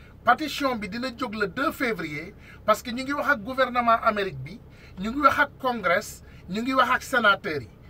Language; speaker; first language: French; non-native, local second language; Wolof